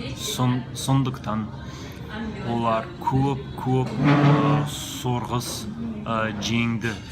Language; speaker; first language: Kazakh; non-native, learner; English